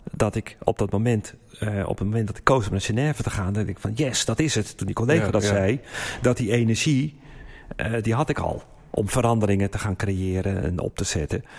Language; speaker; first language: Dutch; native; Dutch